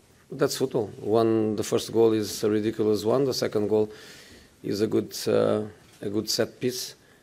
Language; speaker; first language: English; non-native, fluent; Portuguese